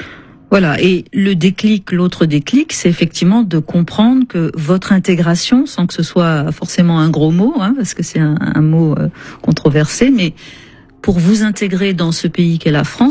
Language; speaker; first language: French; native; French